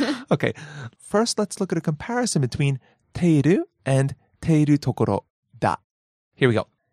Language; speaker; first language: English; native; English